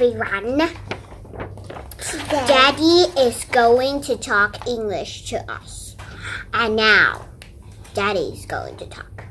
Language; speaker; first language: English; non-native, fluent; Thai